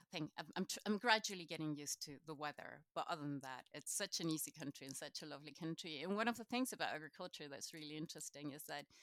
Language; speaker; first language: English; non-native, fluent; Spanish